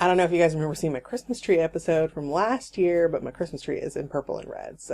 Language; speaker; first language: English; native; English